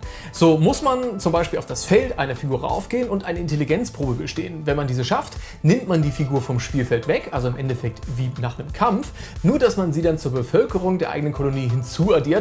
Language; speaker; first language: German; native; German